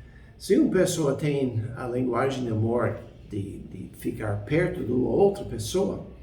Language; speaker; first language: Portuguese; non-native, fluent; English